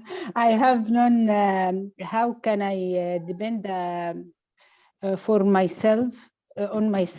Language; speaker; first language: English; non-native, learner; Arabic